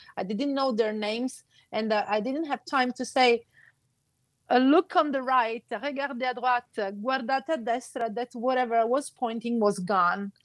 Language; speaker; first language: English; non-native, fluent; Sicilian